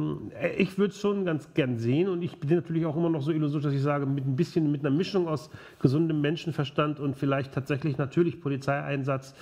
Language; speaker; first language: German; native; German